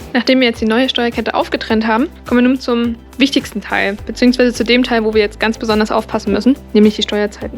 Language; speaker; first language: German; native; German